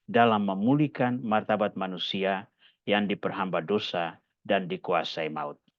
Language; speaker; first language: Indonesian; native; Indonesian